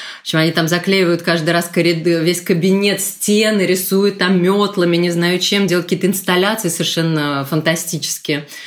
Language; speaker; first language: Russian; native; Russian